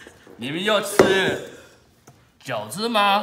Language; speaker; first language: Chinese; non-native, learner; English